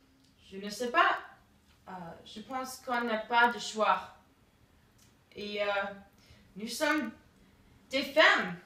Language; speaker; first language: French; non-native, learner; English